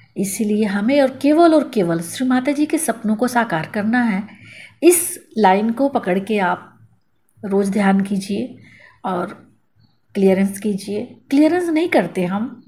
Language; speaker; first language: Hindi; native; Hindi